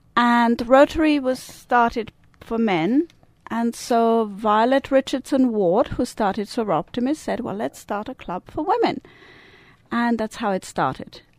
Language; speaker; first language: English; non-native, fluent; Italian